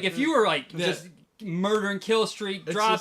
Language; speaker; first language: English; native; English